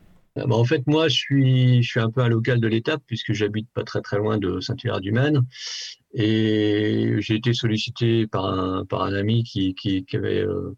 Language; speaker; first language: French; native; French